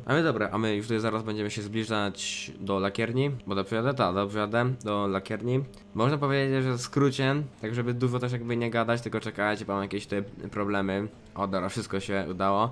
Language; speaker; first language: Polish; native; Polish